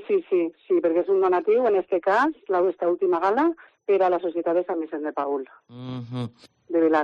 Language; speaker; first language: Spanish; non-native, local second language; Catalan